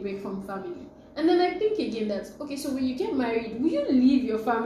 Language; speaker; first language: English; non-native, local second language; Yoruba